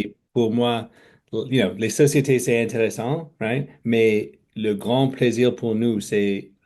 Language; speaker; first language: French; non-native, fluent; English